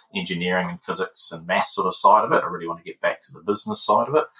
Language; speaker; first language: English; native; English